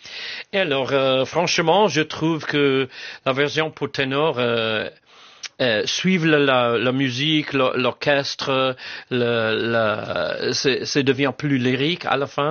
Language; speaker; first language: French; non-native, fluent; English